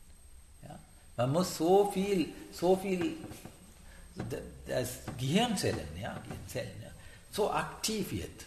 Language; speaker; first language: German; non-native, learner; Sinhala